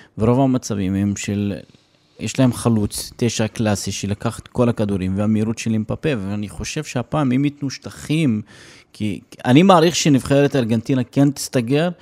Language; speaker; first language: Hebrew; non-native, local second language; Arabic